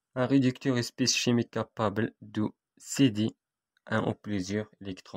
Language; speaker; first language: French; non-native, local second language; Arabic